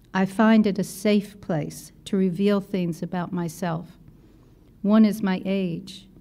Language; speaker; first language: English; native; English